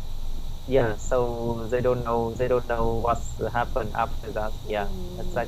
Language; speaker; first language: English; non-native, learner; Vietnamese